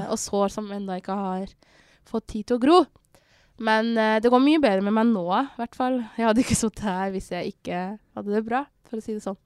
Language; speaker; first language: Norwegian; early bilingual, other home language; Somali